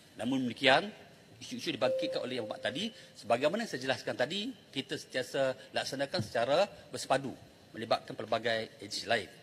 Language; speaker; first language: Malay; native; Malay